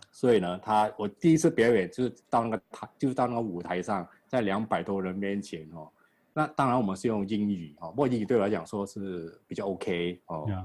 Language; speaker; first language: Chinese; native; Chinese